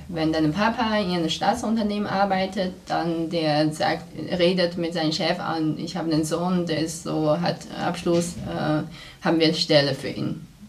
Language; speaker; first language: German; non-native, fluent; Chinese